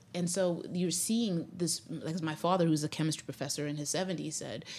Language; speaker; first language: English; native; English